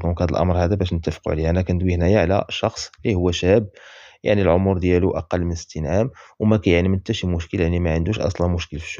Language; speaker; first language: Arabic; native; Arabic